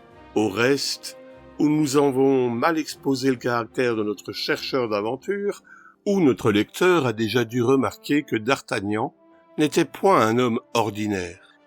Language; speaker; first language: French; native; French